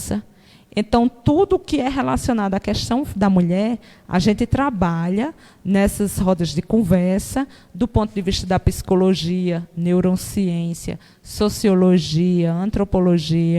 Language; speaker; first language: Portuguese; native; Portuguese